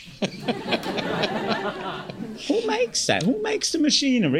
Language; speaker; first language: English; non-native, fluent; German